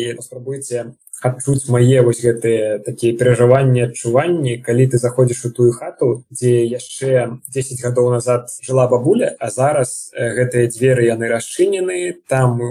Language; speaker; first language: Belarusian; non-native, local second language; Russian